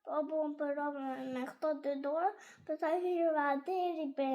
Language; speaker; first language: Albanian; early bilingual, heritage; Albanian